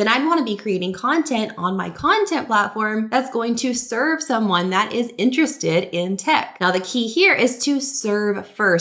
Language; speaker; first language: English; native; English